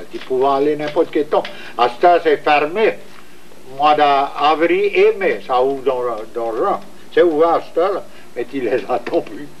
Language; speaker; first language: French; native; French